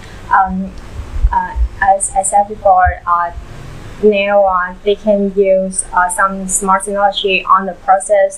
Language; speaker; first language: English; non-native, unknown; Vietnamese